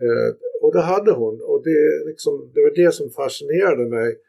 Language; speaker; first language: Swedish; non-native, fluent; English